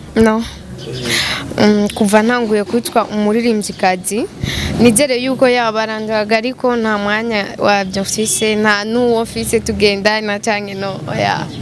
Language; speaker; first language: Rundi; native; Rundi